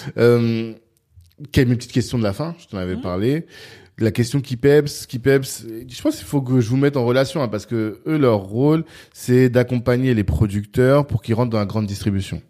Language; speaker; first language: French; native; French